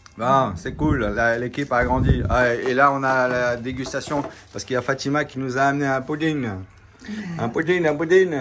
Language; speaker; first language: French; native; French